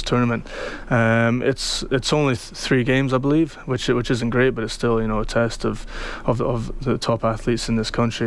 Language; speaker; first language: English; native; English